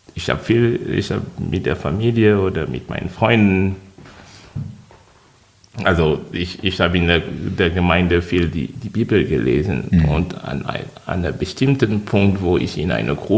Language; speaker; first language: German; non-native, fluent; French